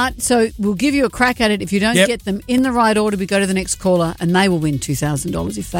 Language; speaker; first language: English; native; English